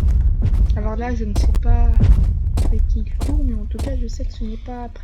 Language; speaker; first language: French; native; French